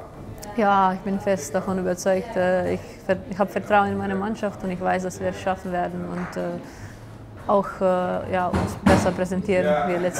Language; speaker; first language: German; non-native, fluent; Slovenian